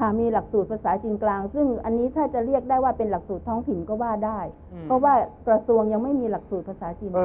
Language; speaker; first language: Thai; native; Thai